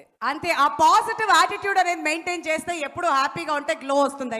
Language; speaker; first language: Telugu; native; Telugu